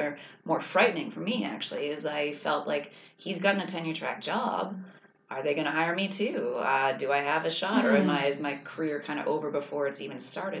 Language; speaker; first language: English; native; English